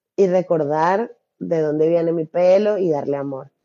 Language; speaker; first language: Spanish; native; Spanish